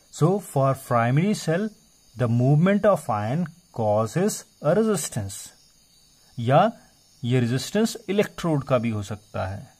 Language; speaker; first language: Hindi; native; Hindi